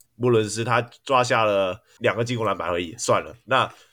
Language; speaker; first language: Chinese; native; Chinese